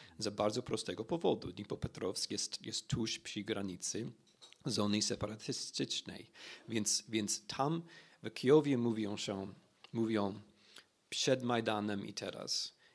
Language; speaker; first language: Polish; non-native, fluent; English